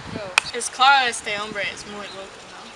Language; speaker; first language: Spanish; non-native, learner; English